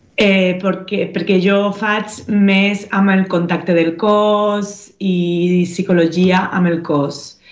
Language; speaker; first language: Catalan; non-native, fluent; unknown